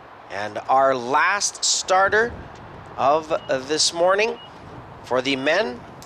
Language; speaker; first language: English; native; English